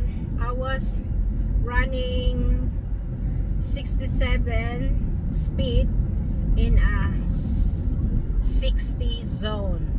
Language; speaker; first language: English; non-native, local second language; Filipino